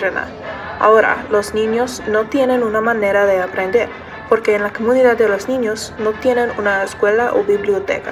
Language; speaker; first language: Spanish; non-native, learner; English